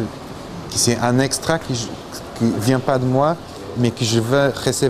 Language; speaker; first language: French; non-native, fluent; Portuguese